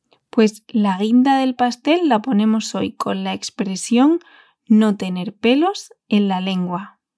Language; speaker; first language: Spanish; native; Spanish